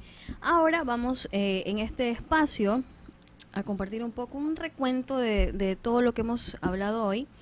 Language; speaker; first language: Spanish; native; Spanish